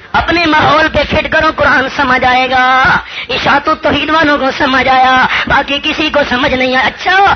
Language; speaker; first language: Urdu; non-native, local second language; Pashto